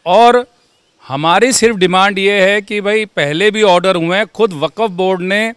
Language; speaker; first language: Hindi; native; Hindi